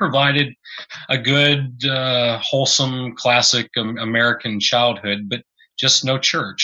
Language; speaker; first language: English; native; English